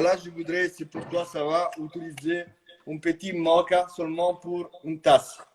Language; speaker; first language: French; non-native, fluent; Italian